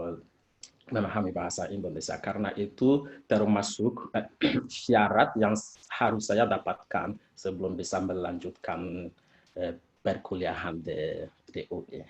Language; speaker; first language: Indonesian; non-native, fluent; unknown